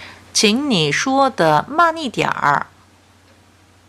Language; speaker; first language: Chinese; non-native, fluent; Korean